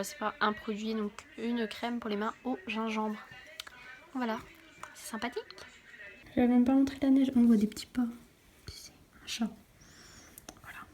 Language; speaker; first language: French; native; French